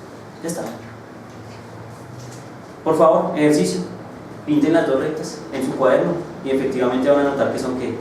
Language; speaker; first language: Spanish; native; Spanish